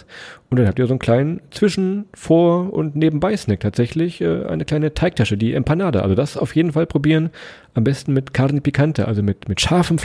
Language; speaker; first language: German; native; German